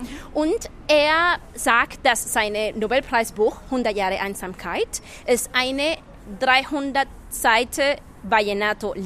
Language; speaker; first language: German; non-native, fluent; Spanish